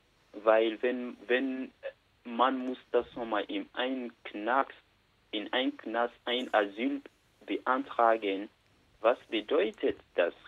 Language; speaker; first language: German; non-native, learner; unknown